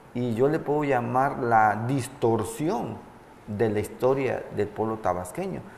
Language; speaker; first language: Spanish; non-native, local second language; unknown